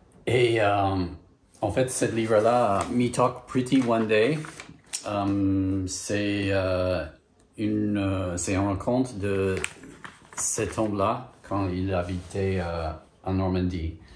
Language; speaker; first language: French; non-native, fluent; English